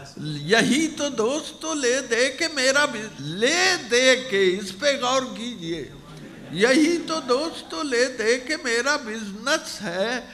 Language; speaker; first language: Urdu; non-native, local second language; Punjabi